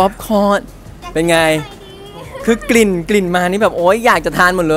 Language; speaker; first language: Thai; native; Thai